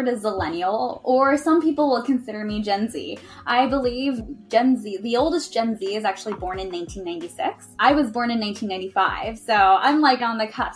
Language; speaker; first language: English; native; English